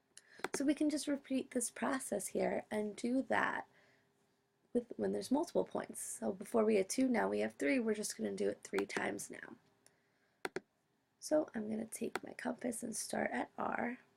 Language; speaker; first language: English; native; English